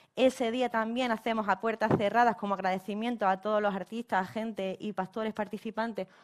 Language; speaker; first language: Spanish; native; Spanish